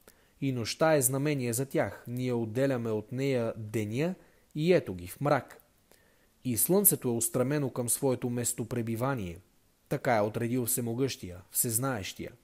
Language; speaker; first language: Bulgarian; native; Bulgarian